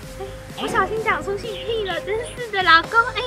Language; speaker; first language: Chinese; native; Chinese